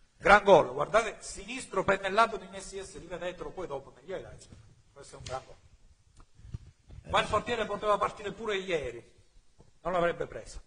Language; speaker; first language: Italian; native; Italian